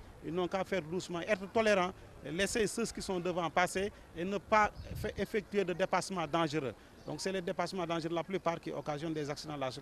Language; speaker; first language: French; non-native, local second language; Wolof